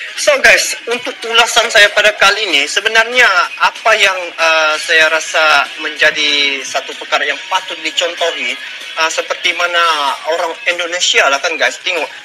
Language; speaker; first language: Malay; native; Malay